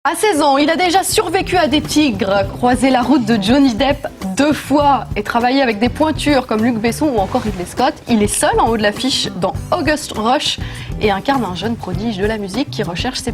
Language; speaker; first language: French; native; French